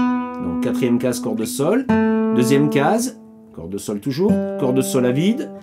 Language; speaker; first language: French; native; French